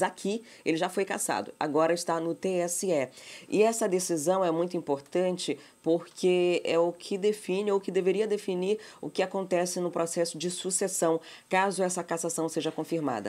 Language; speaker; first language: Portuguese; native; Portuguese